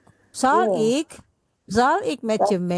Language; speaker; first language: Dutch; non-native, fluent; Indonesian